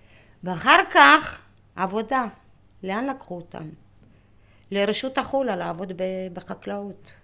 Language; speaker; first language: Hebrew; early bilingual, other home language; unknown